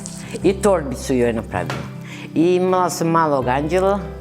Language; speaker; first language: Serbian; early bilingual, other home language; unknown